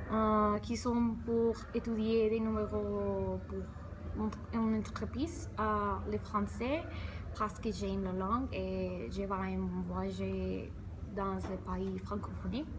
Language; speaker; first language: French; non-native, learner; Spanish